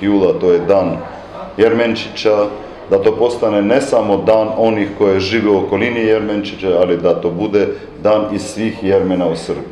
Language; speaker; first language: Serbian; non-native, fluent; Armenian